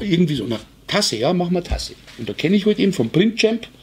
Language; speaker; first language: German; native; German